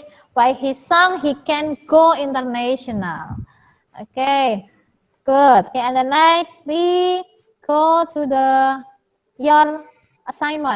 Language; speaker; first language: English; non-native, fluent; Indonesian